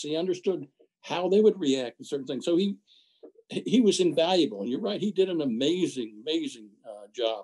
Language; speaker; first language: English; native; English